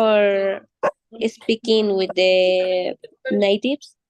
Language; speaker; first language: English; non-native, learner; Spanish